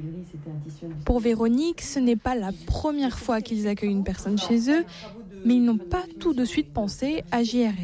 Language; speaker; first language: French; native; French